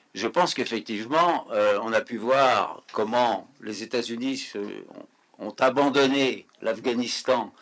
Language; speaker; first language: French; native; French